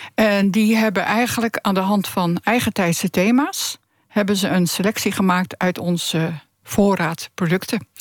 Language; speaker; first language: Dutch; native; Dutch